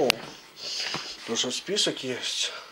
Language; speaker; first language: Russian; native; Russian